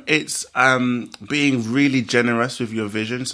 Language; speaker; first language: English; native; English